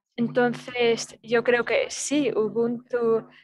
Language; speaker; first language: Spanish; non-native, fluent; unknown